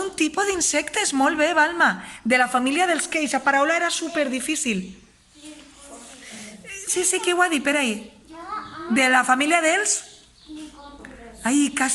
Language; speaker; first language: Catalan; native; Catalan